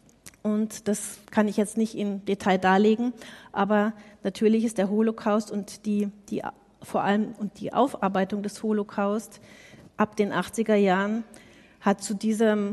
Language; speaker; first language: German; native; German